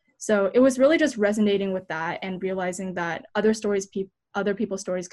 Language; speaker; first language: English; native; English